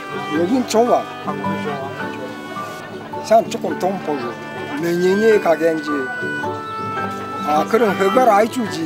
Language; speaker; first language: Korean; early bilingual, heritage; Russian